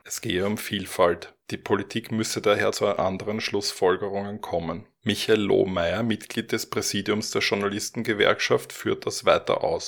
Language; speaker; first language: German; native; German